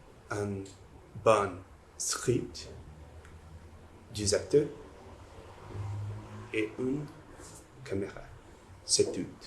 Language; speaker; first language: French; non-native, learner; Portuguese